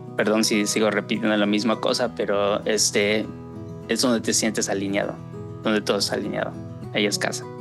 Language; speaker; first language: Spanish; early bilingual, heritage; Spanish